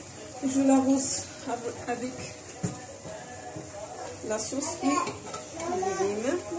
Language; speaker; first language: French; non-native, local second language; Arabic